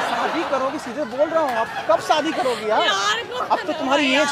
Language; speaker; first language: Hindi; native; Hindi